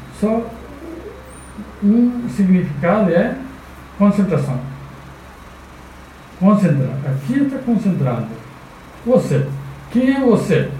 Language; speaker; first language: Portuguese; non-native, fluent; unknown